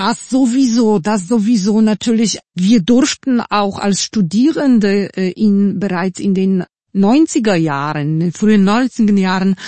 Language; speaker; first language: German; non-native, fluent; Polish